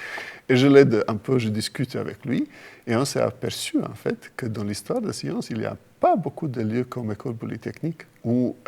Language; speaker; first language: French; non-native, fluent; Croatian